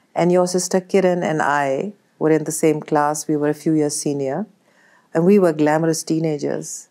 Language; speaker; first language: English; non-native, local second language; Punjabi